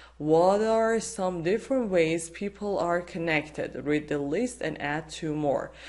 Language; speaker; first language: English; non-native, fluent; Persian